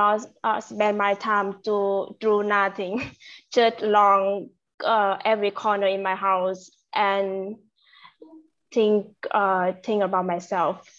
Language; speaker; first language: English; non-native, learner; Vietnamese